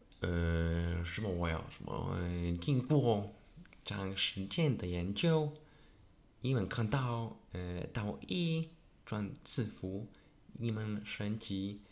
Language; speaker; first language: Chinese; non-native, learner; Polish